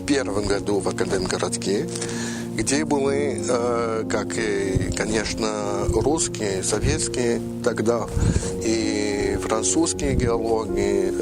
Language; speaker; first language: Russian; early bilingual, heritage; Russian